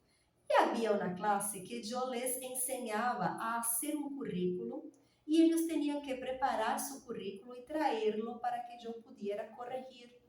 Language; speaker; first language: Spanish; non-native, fluent; Portuguese